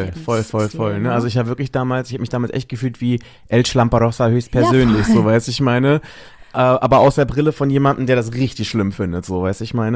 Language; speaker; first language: German; native; German